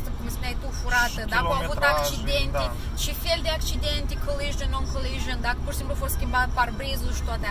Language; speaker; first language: Romanian; native; Romanian